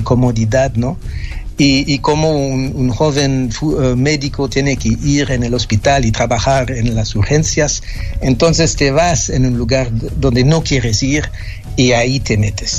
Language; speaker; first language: Spanish; non-native, fluent; French